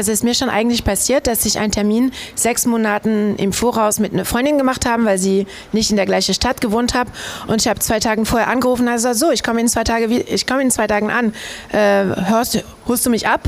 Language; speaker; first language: German; non-native, fluent; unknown